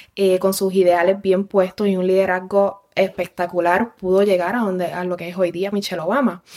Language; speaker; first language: Spanish; native; Spanish